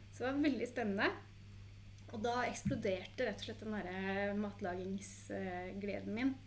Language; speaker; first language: Norwegian; native; Norwegian